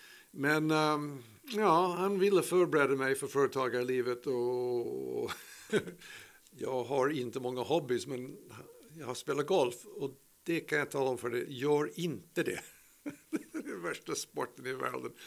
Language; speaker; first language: Swedish; non-native, fluent; English